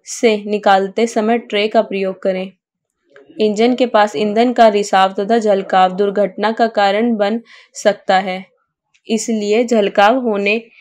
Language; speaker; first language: Hindi; native; Hindi